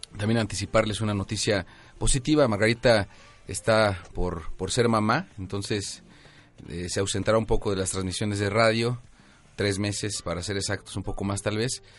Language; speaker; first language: Spanish; native; Spanish